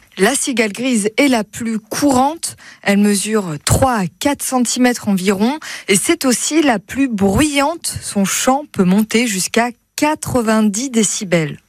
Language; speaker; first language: French; native; French